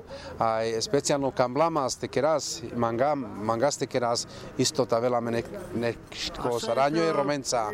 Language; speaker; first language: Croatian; non-native, local second language; Romany